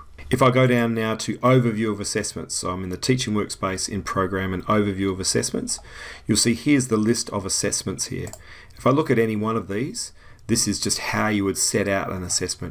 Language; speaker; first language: English; native; English